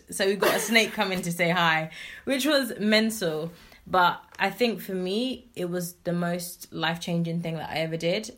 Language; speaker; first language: English; native; English